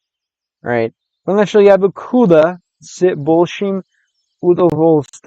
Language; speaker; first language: Russian; non-native, learner; English